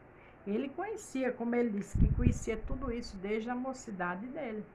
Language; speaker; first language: Portuguese; native; Portuguese